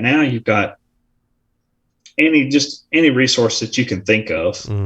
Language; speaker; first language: English; native; English